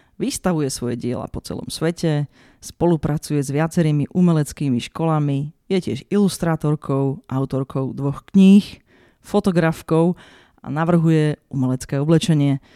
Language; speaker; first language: Slovak; native; Slovak